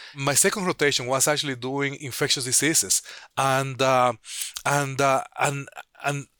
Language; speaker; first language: English; non-native, fluent; Spanish